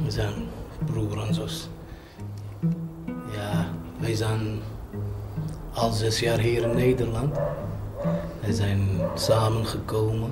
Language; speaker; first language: Dutch; non-native, learner; Arabic